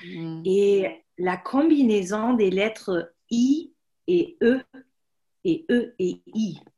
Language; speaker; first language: French; non-native, fluent; German